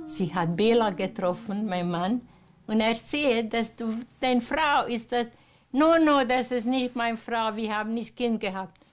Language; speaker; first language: German; non-native, learner; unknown